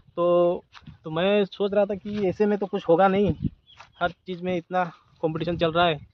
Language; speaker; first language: Hindi; non-native, local second language; Assamese